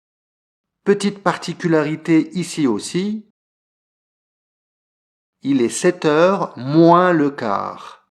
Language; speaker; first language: French; native; French